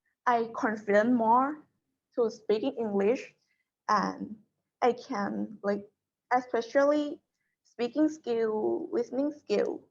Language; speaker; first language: English; non-native, learner; Thai